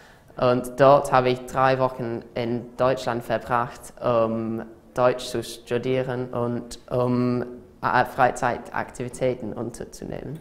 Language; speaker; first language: German; non-native, fluent; English